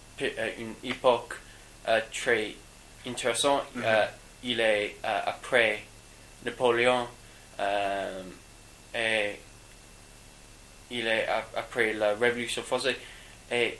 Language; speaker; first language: French; non-native, learner; English